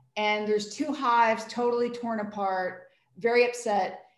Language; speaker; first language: English; native; English